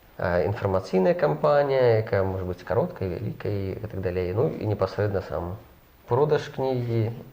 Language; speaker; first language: Belarusian; non-native, local second language; Russian